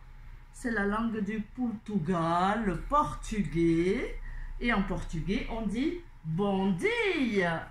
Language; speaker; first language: French; native; French